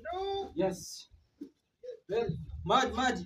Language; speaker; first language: English; non-native, learner; Swahili